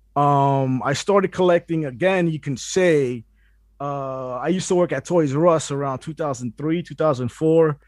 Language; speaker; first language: English; early bilingual, other home language; Spanish